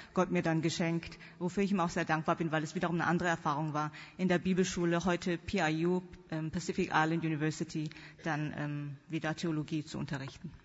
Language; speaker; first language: German; early bilingual, other home language; Korean